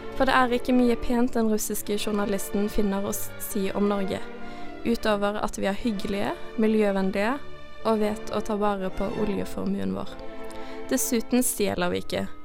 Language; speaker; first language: Norwegian; native; Norwegian